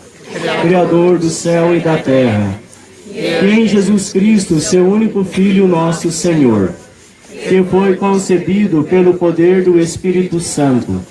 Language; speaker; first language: Portuguese; native; Portuguese